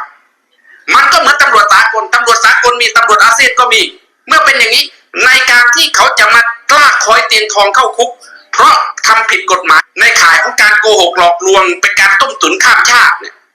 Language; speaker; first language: Thai; native; Thai